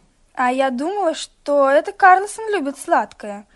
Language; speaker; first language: Russian; native; Russian